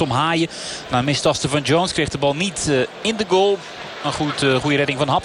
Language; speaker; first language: Dutch; native; Dutch